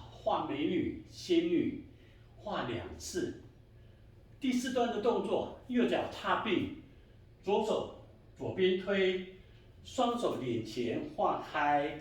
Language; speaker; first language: Chinese; native; Chinese